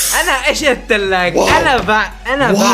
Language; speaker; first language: Arabic; native; Arabic